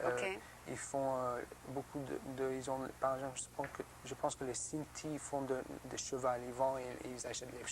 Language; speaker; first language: French; non-native, learner; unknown